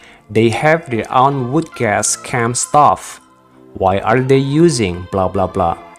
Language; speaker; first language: English; non-native, fluent; Indonesian